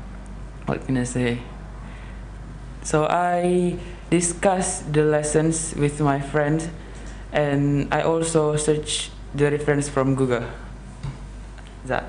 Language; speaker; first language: English; non-native, learner; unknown